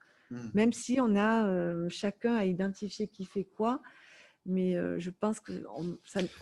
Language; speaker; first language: French; native; French